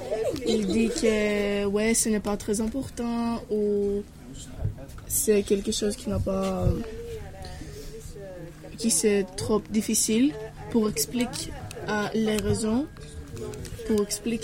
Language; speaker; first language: French; non-native, learner; Greek